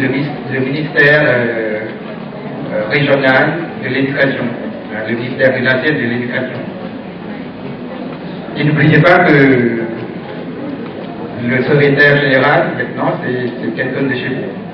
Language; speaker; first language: French; non-native, fluent; Thai